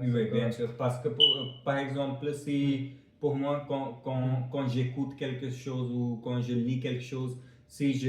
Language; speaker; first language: French; non-native, fluent; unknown